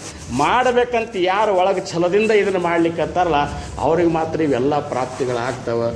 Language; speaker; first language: Kannada; native; Kannada